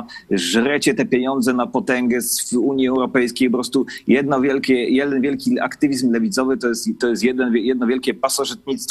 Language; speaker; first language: Polish; native; Polish